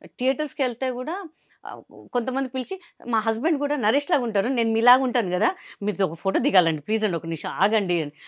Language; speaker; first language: Telugu; non-native, local second language; Hindi